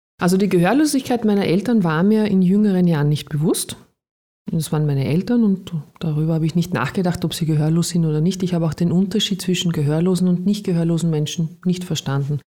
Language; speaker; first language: German; native; German